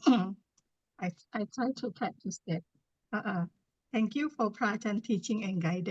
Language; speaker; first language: English; non-native, learner; Thai